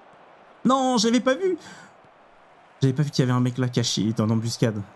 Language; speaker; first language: French; native; French